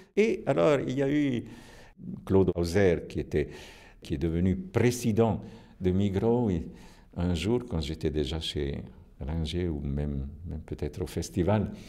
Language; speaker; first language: French; non-native, local second language; Italian